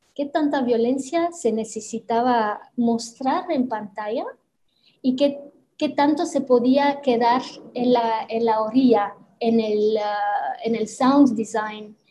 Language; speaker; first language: Spanish; non-native, fluent; Romanian